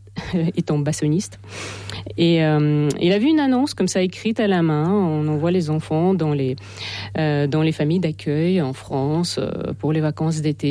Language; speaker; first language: French; non-native, fluent; Ukrainian